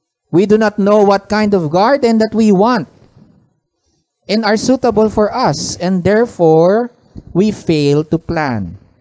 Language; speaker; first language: English; non-native, local second language; Filipino